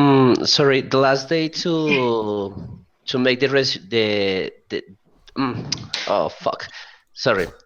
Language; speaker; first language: English; non-native, learner; Spanish